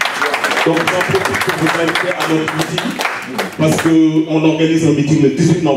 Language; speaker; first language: French; non-native, local second language; Wolof